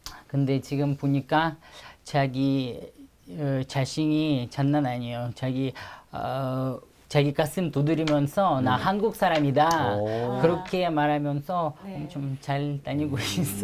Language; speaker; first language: Korean; non-native, fluent; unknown